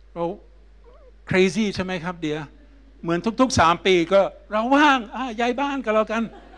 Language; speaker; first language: Thai; non-native, fluent; English